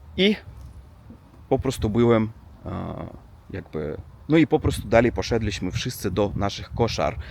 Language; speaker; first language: Polish; non-native, learner; Russian